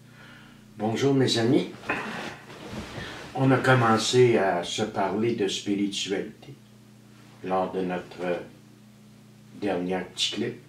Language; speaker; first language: French; native; French